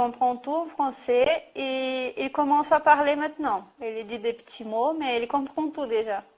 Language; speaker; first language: French; non-native, fluent; Portuguese